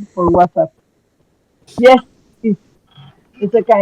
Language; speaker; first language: English; non-native, learner; Spanish